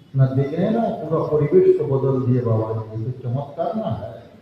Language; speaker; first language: Hindi; non-native, local second language; Bangla